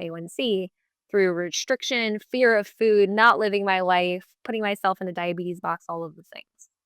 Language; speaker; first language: English; native; English